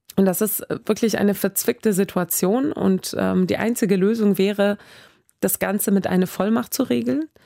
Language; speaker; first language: German; early bilingual, other home language; Swedish